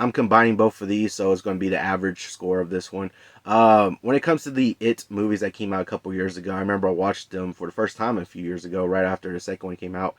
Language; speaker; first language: English; native; English